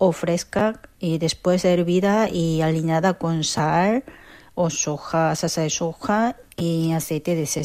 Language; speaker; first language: Spanish; non-native, fluent; Korean